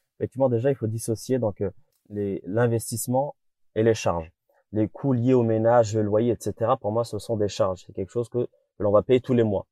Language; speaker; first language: French; native; French